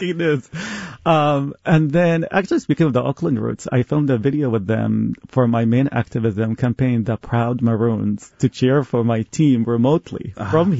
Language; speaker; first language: English; non-native, fluent; Arabic